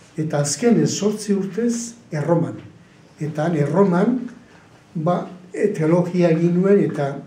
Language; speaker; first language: Basque; native; Basque